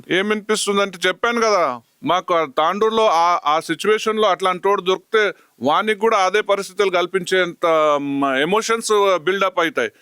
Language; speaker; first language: Telugu; native; Telugu